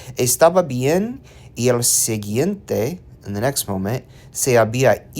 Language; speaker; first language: Spanish; non-native, learner; English